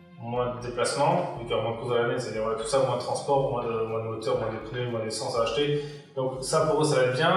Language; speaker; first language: French; native; French